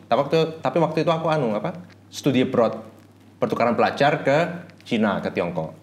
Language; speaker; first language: Indonesian; native; Indonesian